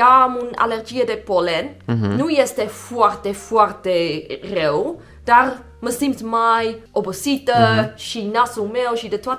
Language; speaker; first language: Romanian; non-native, learner; Dutch